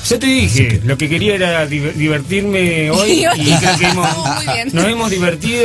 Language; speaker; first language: Spanish; native; Spanish